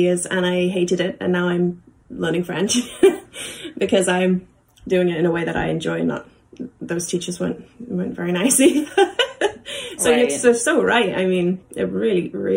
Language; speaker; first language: English; native; English